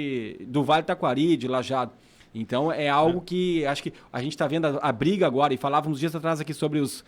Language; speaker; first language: Portuguese; native; Portuguese